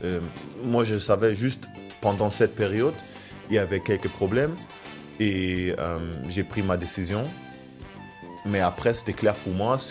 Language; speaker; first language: French; non-native, fluent; German